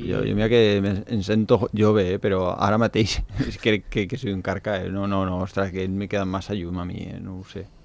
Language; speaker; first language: Catalan; non-native, local second language; Spanish